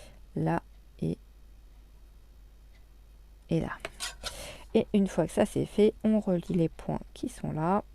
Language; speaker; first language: French; native; French